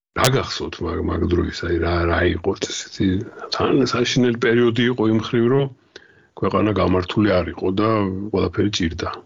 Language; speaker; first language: Georgian; native; Georgian